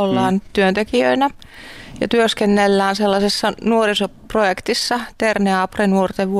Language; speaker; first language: Finnish; native; Finnish